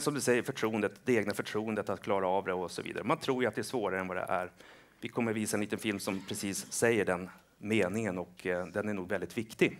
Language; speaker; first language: Swedish; native; Swedish